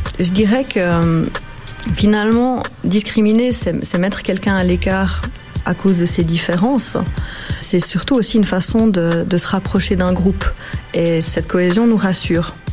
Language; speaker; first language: French; native; French